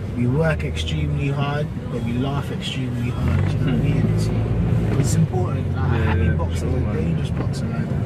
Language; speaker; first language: English; native; English